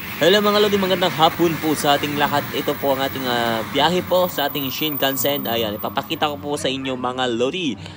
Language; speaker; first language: Filipino; native; Filipino